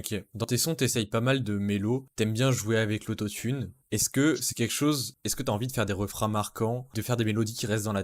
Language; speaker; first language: French; native; French